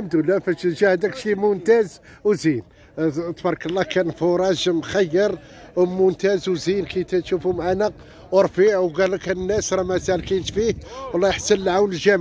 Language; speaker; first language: Arabic; native; Arabic